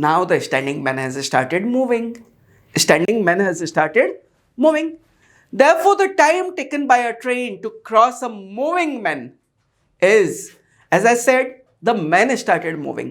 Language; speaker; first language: English; non-native, local second language; Hindi